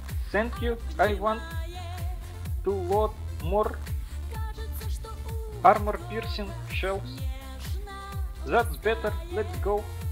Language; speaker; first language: English; non-native, learner; Russian